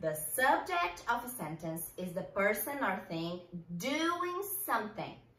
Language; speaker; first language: English; non-native, fluent; Portuguese